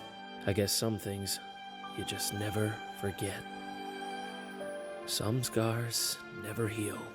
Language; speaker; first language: English; native; English